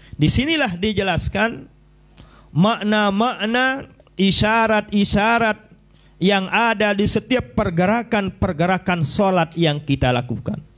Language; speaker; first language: Malay; non-native, local second language; Sasak